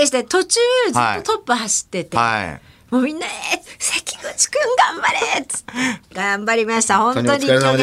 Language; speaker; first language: Japanese; native; Japanese